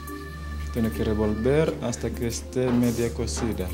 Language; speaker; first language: Spanish; non-native, fluent; Indonesian